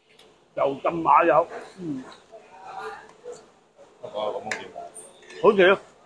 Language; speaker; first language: Cantonese; native; Cantonese